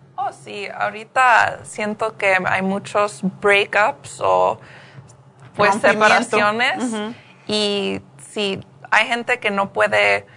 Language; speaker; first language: Spanish; early bilingual, heritage; Spanish